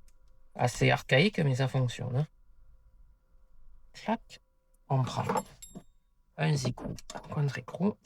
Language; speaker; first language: French; native; French